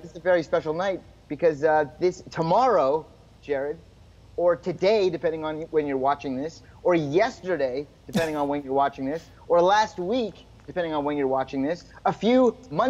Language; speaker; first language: English; native; English